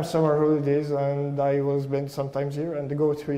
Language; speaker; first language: English; non-native, learner; Arabic